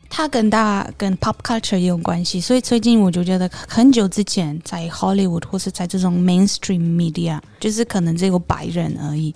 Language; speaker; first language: Chinese; non-native, fluent; Polish